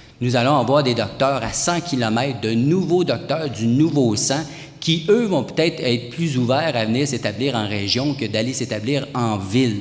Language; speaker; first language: French; native; French